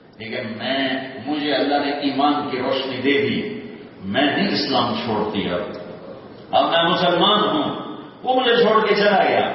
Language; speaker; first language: Urdu; native; Urdu